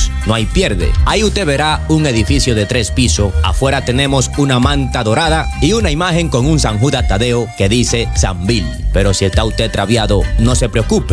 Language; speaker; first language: Spanish; native; Spanish